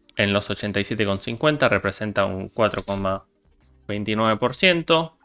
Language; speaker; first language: Spanish; native; Spanish